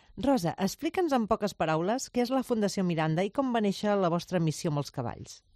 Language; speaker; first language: Catalan; non-native, local second language; Spanish